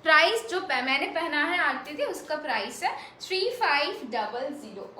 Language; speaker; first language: Hindi; non-native, local second language; Bangla